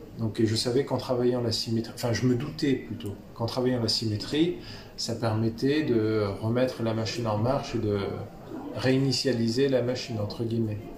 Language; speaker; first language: French; early bilingual, other home language; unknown